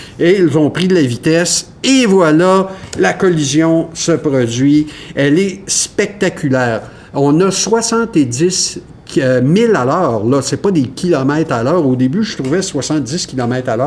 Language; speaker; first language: French; native; French